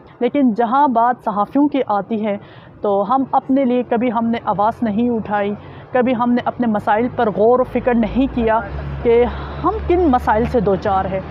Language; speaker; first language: Urdu; non-native, local second language; Shina